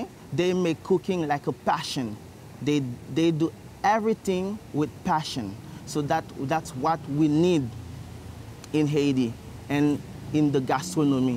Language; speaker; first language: English; non-native, learner; Haitian Creole